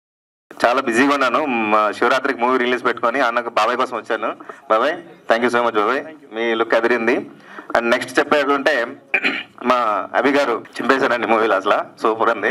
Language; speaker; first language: Telugu; native; Telugu